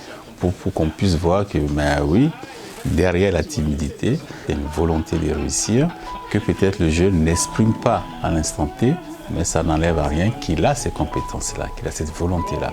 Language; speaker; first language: French; native; French